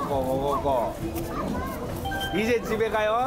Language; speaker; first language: Korean; non-native, learner; Japanese